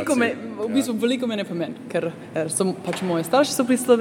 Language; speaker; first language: Slovenian; early bilingual, heritage; Slovenian